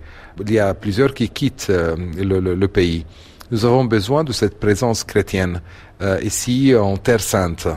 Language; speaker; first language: French; non-native, fluent; Arabic